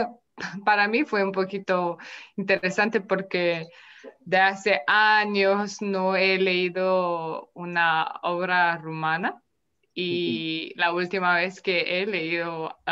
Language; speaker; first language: Spanish; non-native, fluent; Romanian